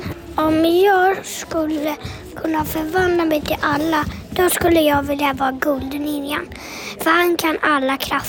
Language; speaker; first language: Swedish; early bilingual, other home language; Finnish